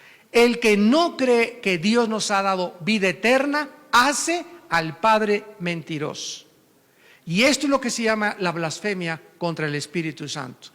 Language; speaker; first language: Spanish; native; Spanish